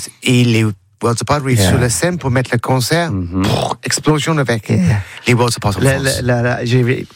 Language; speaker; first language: French; non-native, learner; English